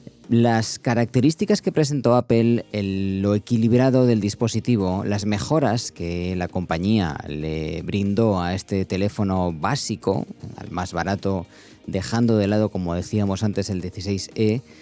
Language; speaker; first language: Spanish; native; Spanish